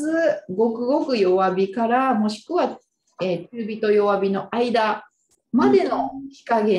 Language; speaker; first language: Japanese; native; Japanese